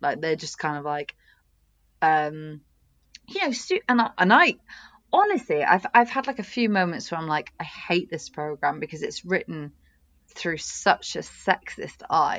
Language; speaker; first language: English; native; English